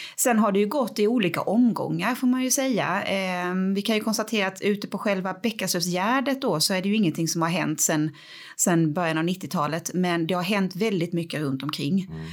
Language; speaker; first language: Swedish; native; Swedish